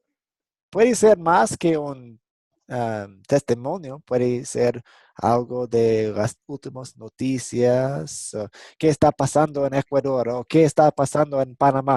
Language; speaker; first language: Spanish; non-native, fluent; English